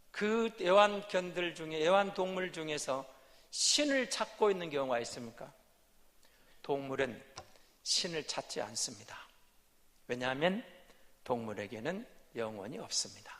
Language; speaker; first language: Korean; native; Korean